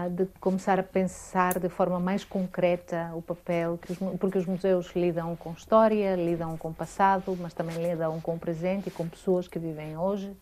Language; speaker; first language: Portuguese; non-native, fluent; Greek